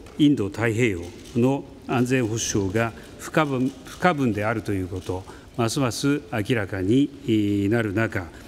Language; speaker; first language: Japanese; native; Japanese